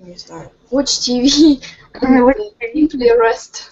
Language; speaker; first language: English; non-native, learner; Russian